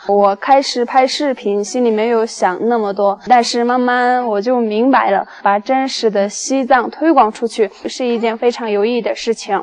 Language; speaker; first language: Chinese; non-native, local second language; Tibetan